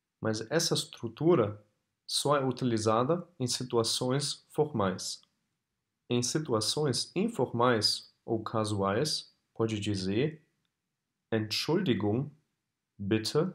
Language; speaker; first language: Portuguese; non-native, fluent; German